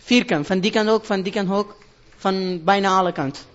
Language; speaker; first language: Dutch; non-native, learner; Persian